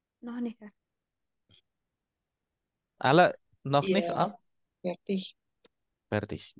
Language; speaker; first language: German; non-native, fluent; Indonesian